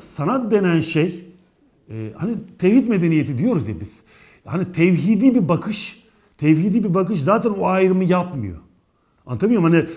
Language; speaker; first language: Turkish; native; Turkish